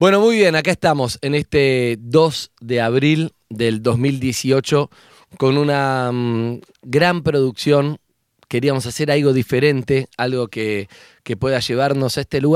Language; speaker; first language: Spanish; native; Spanish